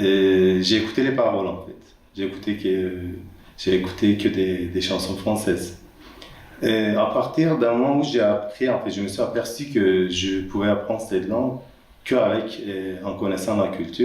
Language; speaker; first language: French; non-native, fluent; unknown